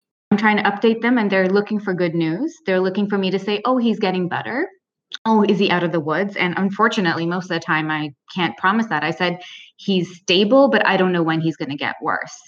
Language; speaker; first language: English; early bilingual, other home language; Punjabi